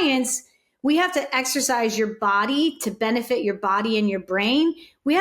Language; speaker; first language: English; native; English